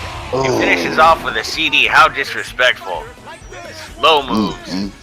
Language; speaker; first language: English; native; English